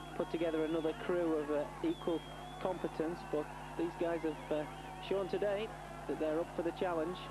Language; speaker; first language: English; native; English